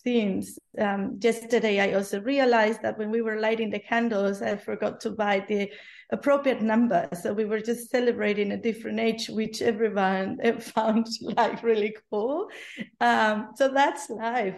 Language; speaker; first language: English; non-native, fluent; Spanish